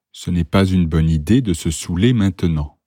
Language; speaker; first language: French; non-native, learner; Russian